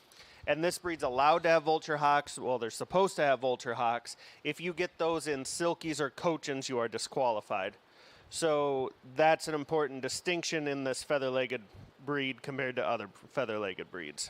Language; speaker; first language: English; native; English